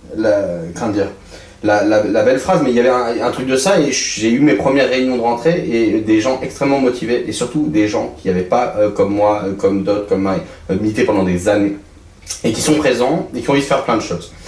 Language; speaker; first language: French; native; French